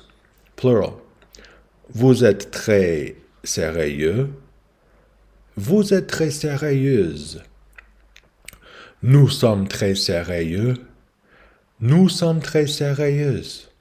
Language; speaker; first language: French; non-native, learner; English